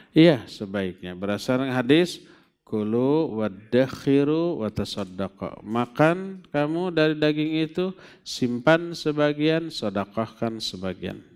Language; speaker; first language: Indonesian; non-native, local second language; Sundanese